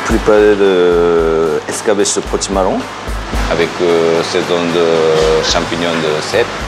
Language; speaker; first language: French; non-native, learner; Japanese